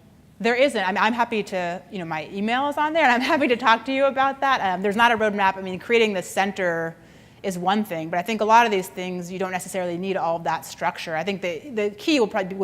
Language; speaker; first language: English; native; English